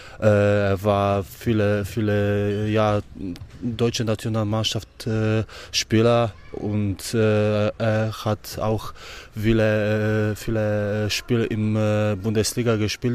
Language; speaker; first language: German; non-native, learner; Polish